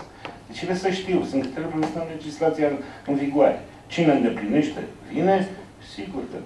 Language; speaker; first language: Romanian; native; Romanian